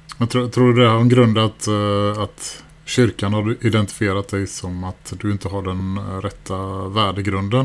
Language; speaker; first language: Swedish; native; Swedish